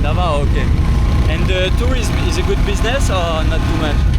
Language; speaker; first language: English; non-native, learner; French